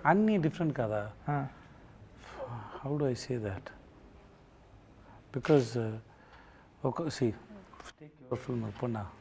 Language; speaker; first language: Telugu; non-native, learner; Tamil